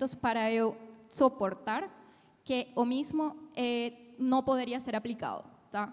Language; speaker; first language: Portuguese; non-native, fluent; Spanish